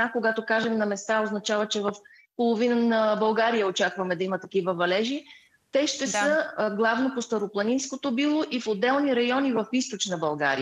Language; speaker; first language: Bulgarian; native; Bulgarian